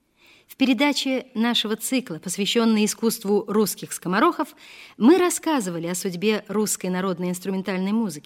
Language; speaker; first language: Russian; native; Russian